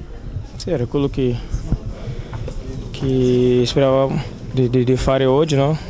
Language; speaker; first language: Italian; non-native, fluent; Portuguese